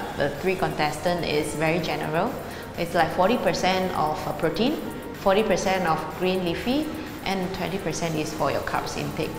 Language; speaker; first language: English; non-native, local second language; Chinese